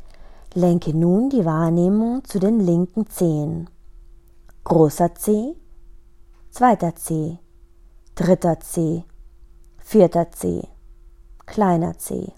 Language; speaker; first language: German; native; German